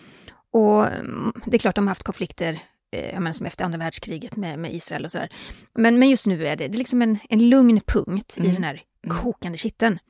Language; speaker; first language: Swedish; native; Swedish